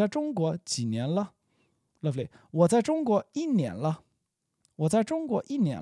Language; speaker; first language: Chinese; non-native, learner; English